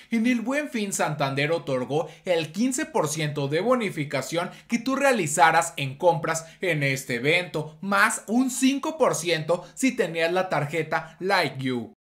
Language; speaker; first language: Spanish; native; Spanish